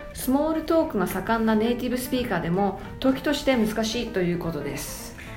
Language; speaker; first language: Japanese; early bilingual, heritage; Japanese